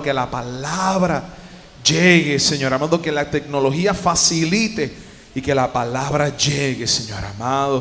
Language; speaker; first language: Spanish; native; Spanish